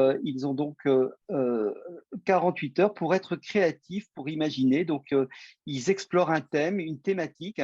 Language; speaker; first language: French; native; French